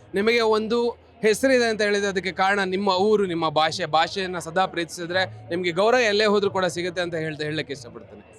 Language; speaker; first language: Kannada; native; Kannada